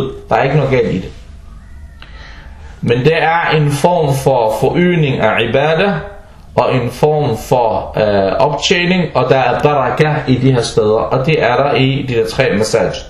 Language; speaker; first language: Danish; non-native, fluent; Arabic